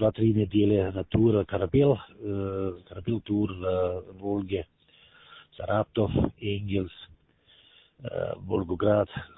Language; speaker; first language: Russian; non-native, learner; German